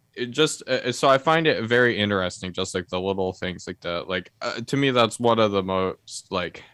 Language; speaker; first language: English; native; English